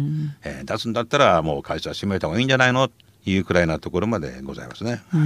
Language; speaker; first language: Japanese; native; Japanese